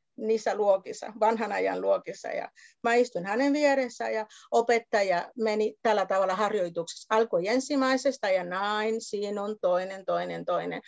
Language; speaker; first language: Finnish; non-native, fluent; Spanish